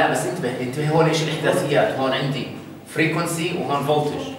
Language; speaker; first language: Arabic; native; Arabic